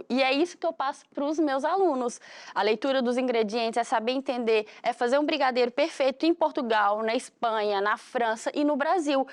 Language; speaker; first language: Portuguese; native; Portuguese